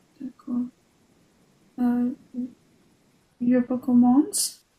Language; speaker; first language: French; non-native, learner; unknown